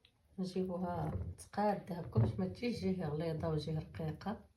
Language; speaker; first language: Arabic; native; Arabic